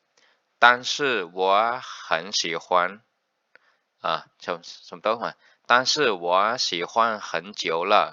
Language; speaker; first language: Chinese; non-native, fluent; Khmer